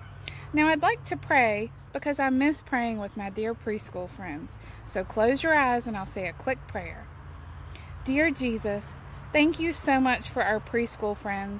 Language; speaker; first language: English; native; English